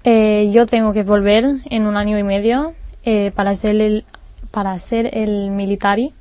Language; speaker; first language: Spanish; non-native, learner; Hebrew